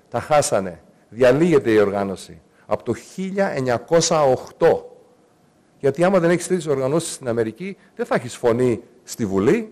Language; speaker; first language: Greek; early bilingual, heritage; Greek